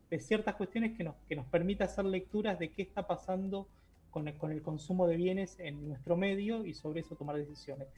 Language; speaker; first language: Spanish; native; Spanish